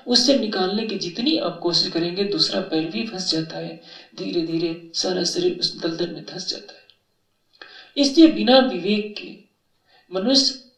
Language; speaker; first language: Hindi; native; Hindi